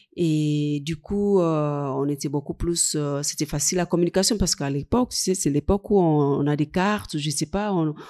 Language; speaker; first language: French; non-native, fluent; English